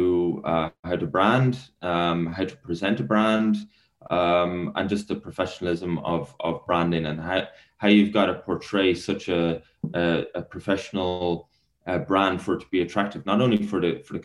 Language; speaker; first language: English; native; English